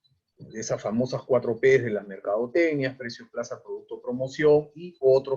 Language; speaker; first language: Spanish; native; Spanish